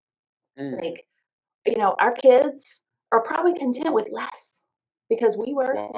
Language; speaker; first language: English; native; English